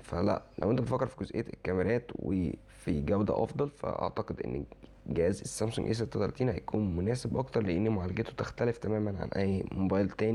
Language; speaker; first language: Arabic; native; Arabic